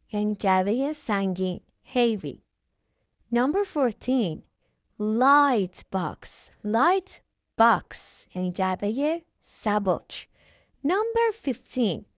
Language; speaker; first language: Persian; native; Persian